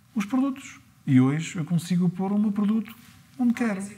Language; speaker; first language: Portuguese; early bilingual, other home language; French